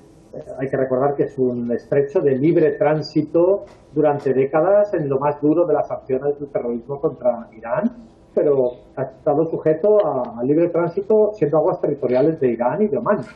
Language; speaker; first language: Spanish; native; Spanish